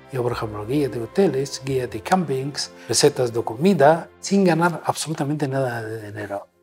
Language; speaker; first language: Spanish; non-native, fluent; Arabic